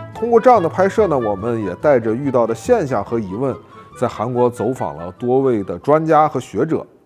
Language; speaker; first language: Chinese; native; Chinese